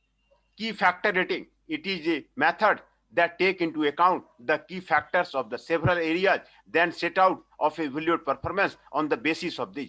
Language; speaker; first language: English; non-native, local second language; Hindi